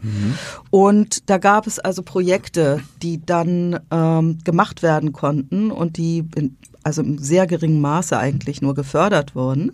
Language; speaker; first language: German; native; German